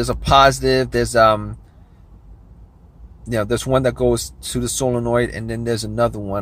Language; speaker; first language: English; native; English